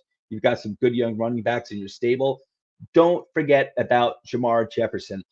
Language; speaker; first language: English; native; English